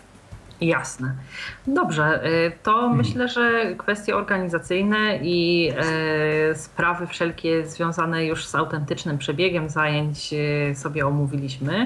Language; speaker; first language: Polish; native; Polish